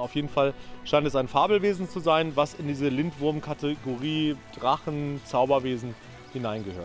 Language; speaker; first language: German; native; German